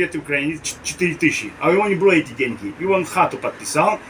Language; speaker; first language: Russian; non-native, learner; Romanian